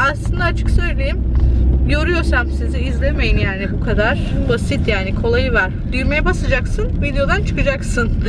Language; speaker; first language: Turkish; native; Turkish